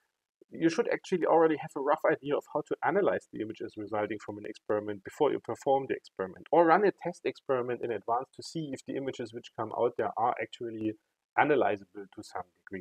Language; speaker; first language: English; non-native, fluent; German